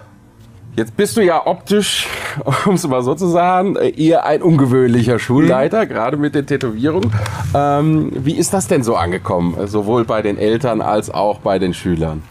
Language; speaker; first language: German; native; German